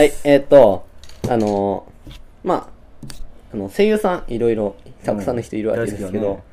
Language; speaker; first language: Japanese; native; Japanese